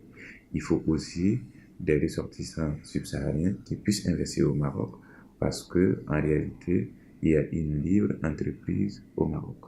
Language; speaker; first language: French; non-native, local second language; Mossi